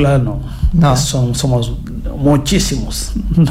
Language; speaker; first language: Catalan; non-native, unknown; Fula